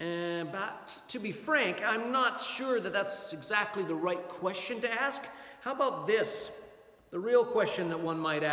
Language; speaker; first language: English; native; English